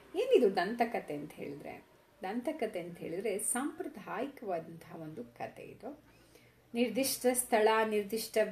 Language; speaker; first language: Kannada; non-native, local second language; Tulu